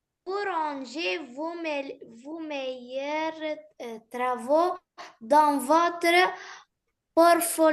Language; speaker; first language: French; non-native, learner; Arabic